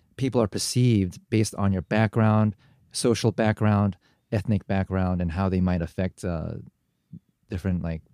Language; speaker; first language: English; early bilingual, other home language; Korean